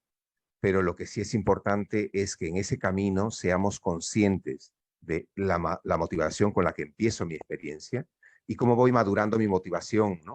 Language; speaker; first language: Spanish; native; Spanish